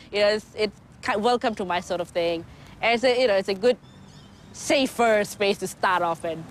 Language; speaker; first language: English; non-native, local second language; Bangla